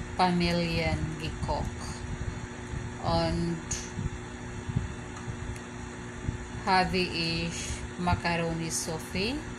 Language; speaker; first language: German; non-native, learner; English